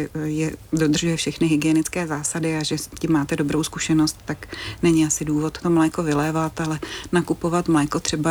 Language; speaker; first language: Czech; native; Czech